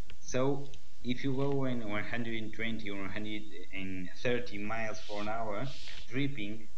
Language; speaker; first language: English; non-native, learner; Portuguese